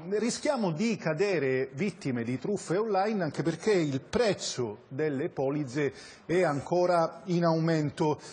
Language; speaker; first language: Italian; native; Italian